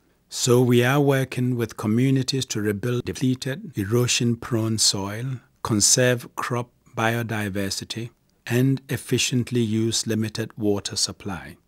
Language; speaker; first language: English; non-native, local second language; Akan